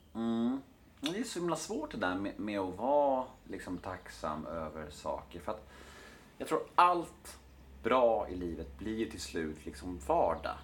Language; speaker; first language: Swedish; native; Swedish